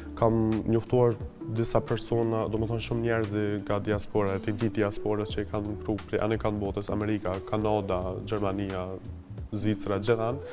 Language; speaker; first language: Albanian; early bilingual, heritage; Albanian